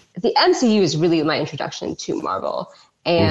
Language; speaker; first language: English; native; English